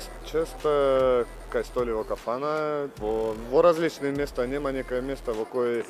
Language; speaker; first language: Macedonian; non-native, fluent; Russian